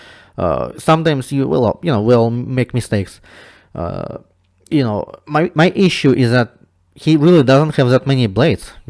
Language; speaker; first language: English; non-native, fluent; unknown